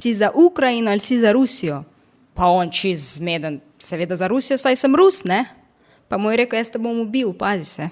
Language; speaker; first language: Slovenian; non-native, fluent; Russian